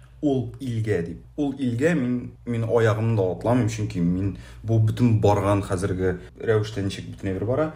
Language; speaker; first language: Tatar; native; Tatar